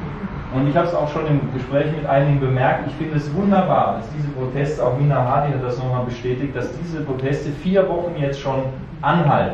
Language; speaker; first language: German; native; German